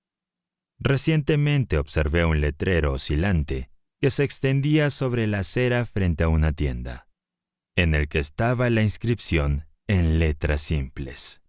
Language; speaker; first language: Spanish; native; Spanish